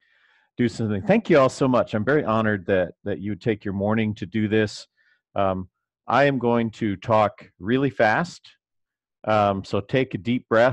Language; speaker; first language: English; native; English